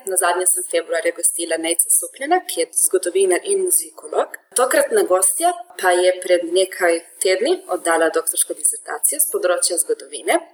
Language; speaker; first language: Slovenian; native; Slovenian